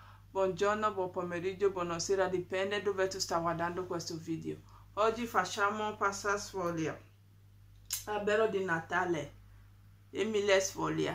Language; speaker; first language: Italian; non-native, learner; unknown